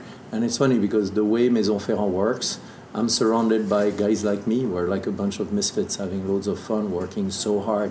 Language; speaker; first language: English; non-native, fluent; French